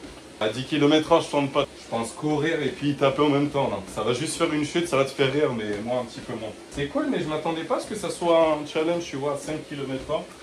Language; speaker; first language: French; native; French